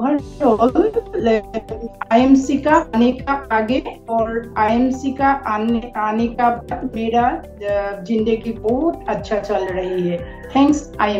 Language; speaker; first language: Hindi; non-native, local second language; Assamese